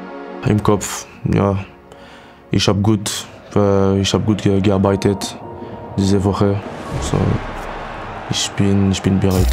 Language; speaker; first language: German; non-native, learner; French